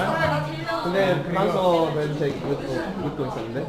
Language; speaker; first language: Korean; non-native, learner; English